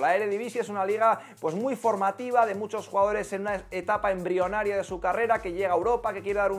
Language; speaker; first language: Spanish; native; Spanish